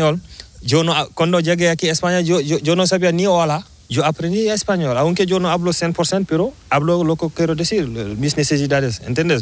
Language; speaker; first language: Spanish; non-native, learner; Fula